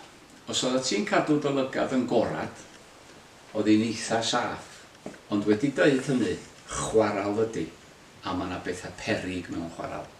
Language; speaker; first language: Welsh; native; Welsh